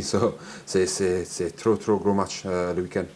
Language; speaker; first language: French; non-native, learner; English